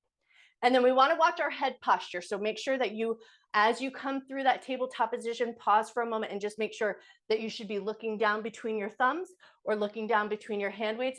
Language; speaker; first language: English; native; English